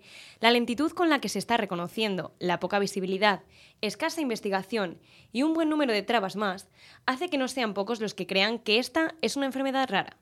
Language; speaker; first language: Spanish; native; Spanish